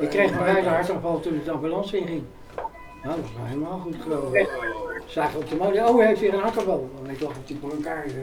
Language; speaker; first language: Dutch; native; Dutch